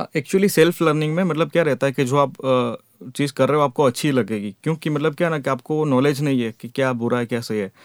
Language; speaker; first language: Hindi; non-native, local second language; Gujarati